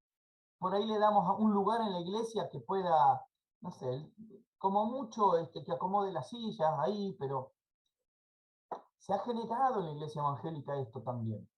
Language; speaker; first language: Spanish; native; Spanish